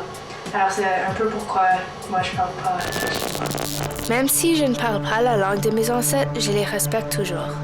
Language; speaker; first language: French; non-native, local second language; English